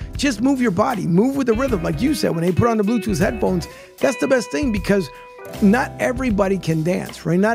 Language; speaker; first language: English; early bilingual, other home language; Spanish